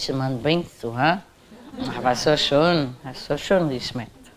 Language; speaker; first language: German; non-native, learner; Vietnamese